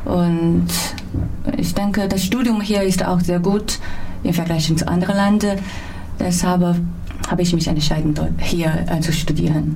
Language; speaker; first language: German; non-native, fluent; Chinese